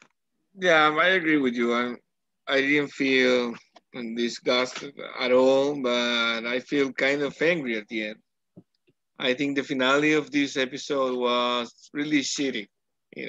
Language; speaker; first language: English; non-native, fluent; Spanish